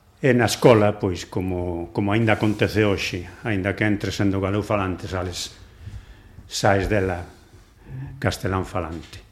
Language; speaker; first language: Galician; non-native, local second language; Spanish